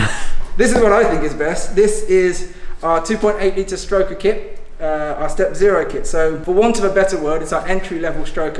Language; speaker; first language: English; native; English